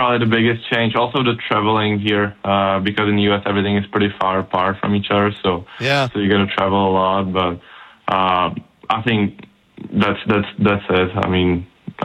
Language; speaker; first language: English; non-native, fluent; Czech